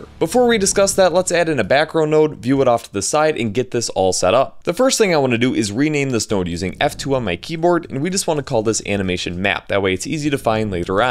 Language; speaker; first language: English; native; English